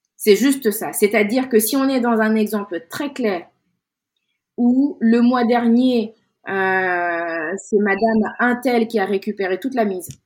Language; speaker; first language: French; non-native, local second language; Wolof